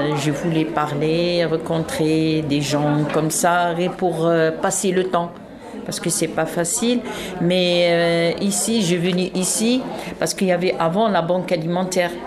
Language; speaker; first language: French; non-native, local second language; Arabic